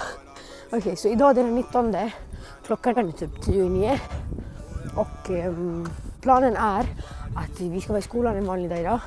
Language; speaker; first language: Swedish; native; Swedish